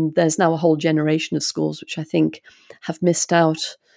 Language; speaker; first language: English; native; English